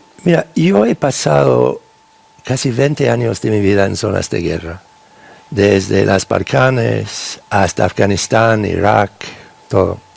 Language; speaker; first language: Spanish; non-native, fluent; English